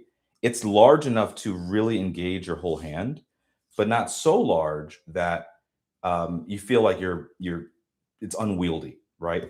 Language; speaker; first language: English; native; English